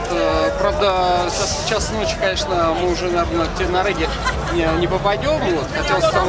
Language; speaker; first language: Russian; native; Russian